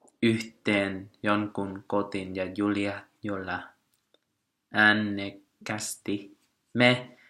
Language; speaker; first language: Finnish; non-native, learner; Vietnamese